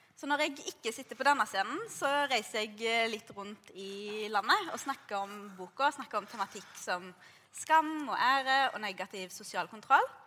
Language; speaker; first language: Norwegian; early bilingual, other home language; Arabic